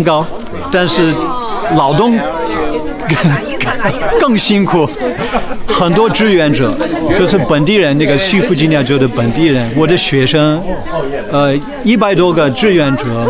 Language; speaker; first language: Chinese; non-native, fluent; English